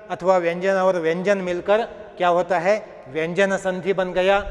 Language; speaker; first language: Hindi; non-native, local second language; Kannada